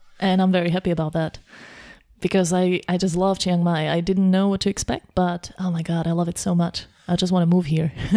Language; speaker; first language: English; non-native, fluent; Slovak